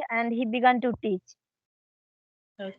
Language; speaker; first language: English; non-native, learner; Hindi